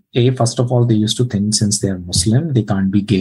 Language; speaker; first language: English; non-native, local second language; Hindi